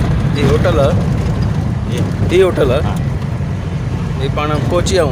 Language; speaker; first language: Hindi; non-native, local second language; Sindhi